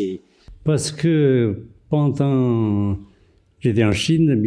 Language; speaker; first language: French; non-native, fluent; Chinese